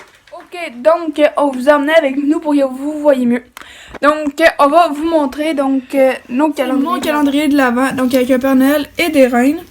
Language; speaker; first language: French; native; French